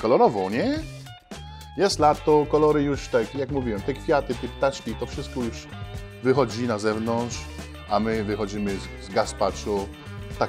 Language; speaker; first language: Polish; non-native, fluent; French